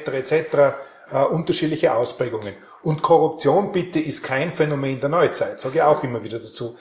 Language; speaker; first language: German; native; German